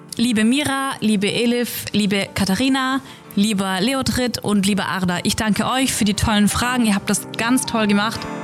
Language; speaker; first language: German; native; German